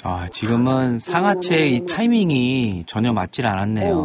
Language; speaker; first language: Korean; native; Korean